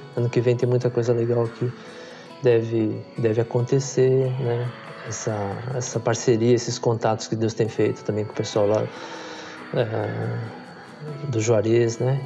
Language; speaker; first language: Portuguese; native; Portuguese